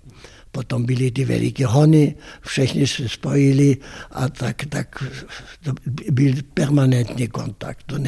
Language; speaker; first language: Czech; non-native, fluent; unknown